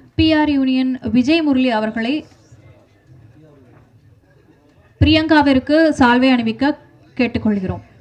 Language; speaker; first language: Tamil; native; Tamil